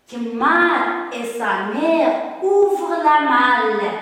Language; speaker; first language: French; non-native, fluent; Uzbek